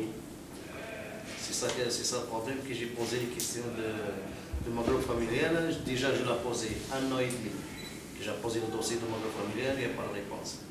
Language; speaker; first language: French; non-native, learner; Arabic